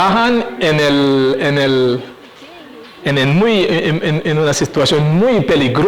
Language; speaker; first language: Spanish; non-native, fluent; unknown